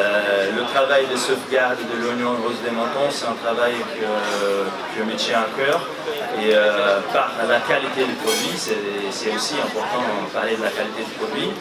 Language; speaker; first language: French; non-native, fluent; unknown